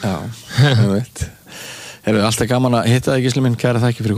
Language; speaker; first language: Icelandic; native; Icelandic